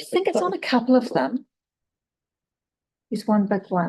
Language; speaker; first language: English; native; English